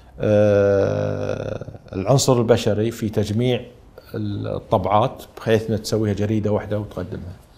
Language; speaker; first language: Arabic; native; Arabic